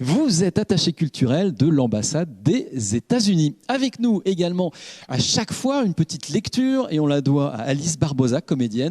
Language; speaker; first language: French; native; French